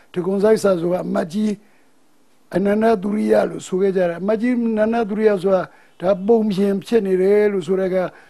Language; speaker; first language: Burmese; native; Burmese